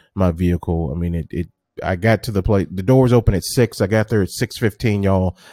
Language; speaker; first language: English; native; English